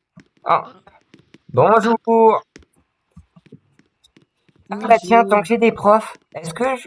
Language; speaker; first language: French; native; French